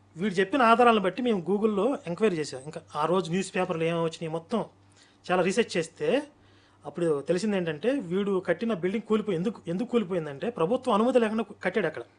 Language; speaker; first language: Telugu; native; Telugu